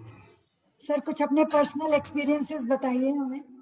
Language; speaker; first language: Hindi; native; Hindi